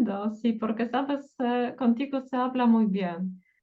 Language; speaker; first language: Spanish; non-native, fluent; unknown